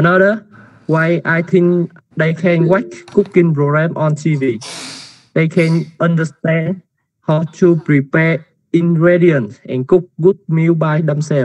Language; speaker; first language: English; non-native, learner; Vietnamese